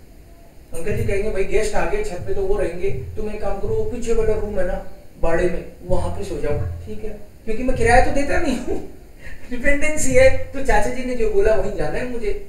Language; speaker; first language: Hindi; non-native, local second language; Gujarati